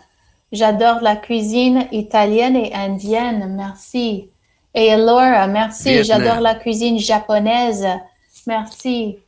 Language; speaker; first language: French; non-native, fluent; English